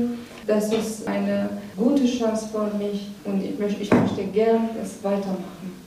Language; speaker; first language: German; non-native, learner; Persian